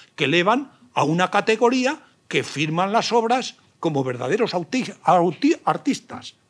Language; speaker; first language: Spanish; native; Spanish